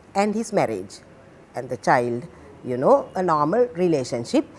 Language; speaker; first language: English; non-native, local second language; Sinhala